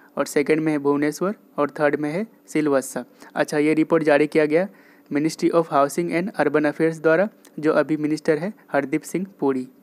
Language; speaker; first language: Hindi; native; Hindi